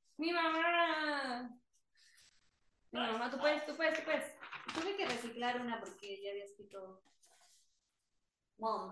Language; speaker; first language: Spanish; native; Spanish